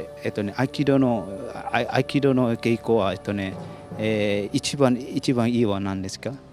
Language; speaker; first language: Japanese; non-native, learner; Tetum